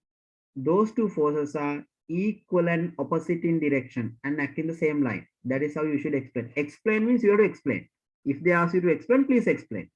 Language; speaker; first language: English; non-native, local second language; Sinhala